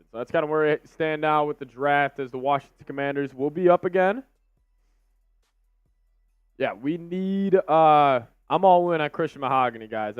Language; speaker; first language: English; native; English